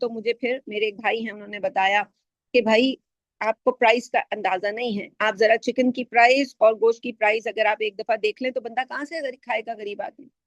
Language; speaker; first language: Urdu; native; Urdu